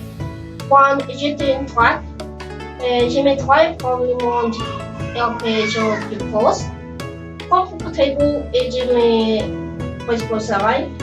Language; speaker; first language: French; non-native, learner; Spanish